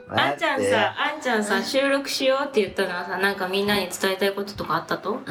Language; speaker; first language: Japanese; native; Japanese